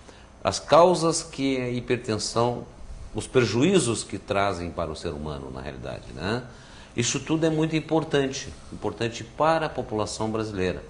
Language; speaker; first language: Portuguese; native; Portuguese